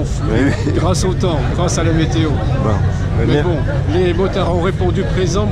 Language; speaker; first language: French; native; French